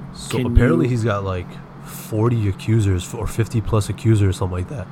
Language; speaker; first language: English; early bilingual, other home language; Hindi